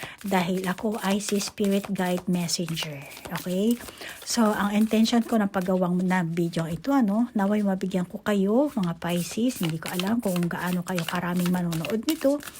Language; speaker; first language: Filipino; native; Filipino